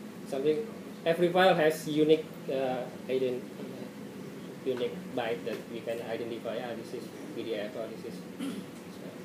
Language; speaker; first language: English; non-native, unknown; Indonesian